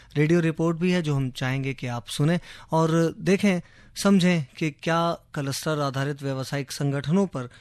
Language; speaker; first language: Hindi; native; Hindi